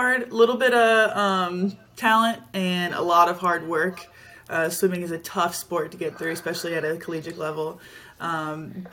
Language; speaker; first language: English; native; English